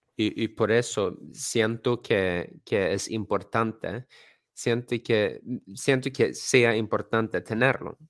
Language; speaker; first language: Spanish; non-native, fluent; English